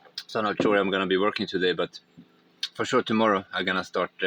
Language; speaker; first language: English; non-native, fluent; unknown